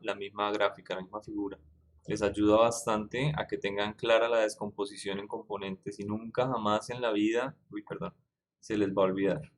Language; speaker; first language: Spanish; native; Spanish